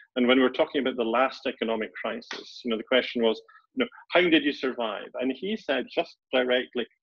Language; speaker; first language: English; native; English